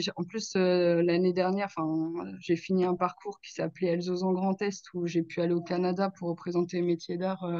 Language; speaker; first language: French; native; French